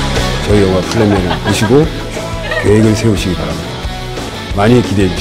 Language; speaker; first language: Korean; native; Korean